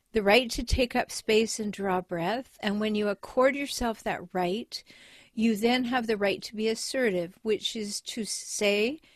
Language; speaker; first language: English; native; English